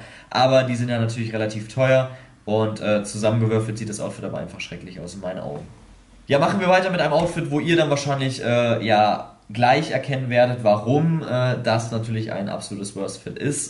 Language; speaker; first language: German; native; German